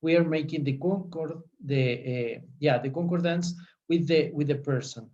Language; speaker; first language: English; non-native, fluent; Spanish